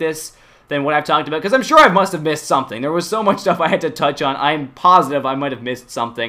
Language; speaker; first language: English; native; English